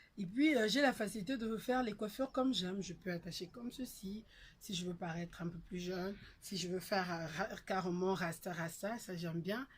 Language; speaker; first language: French; non-native, local second language; Lingala